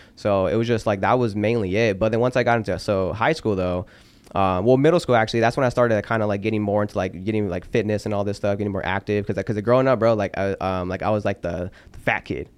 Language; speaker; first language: English; early bilingual, other home language; Polish